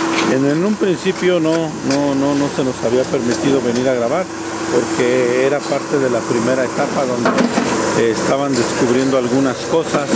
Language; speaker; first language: Spanish; native; Spanish